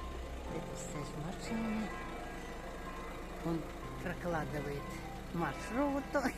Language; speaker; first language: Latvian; non-native, local second language; Russian